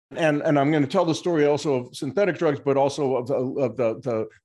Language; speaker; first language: English; native; English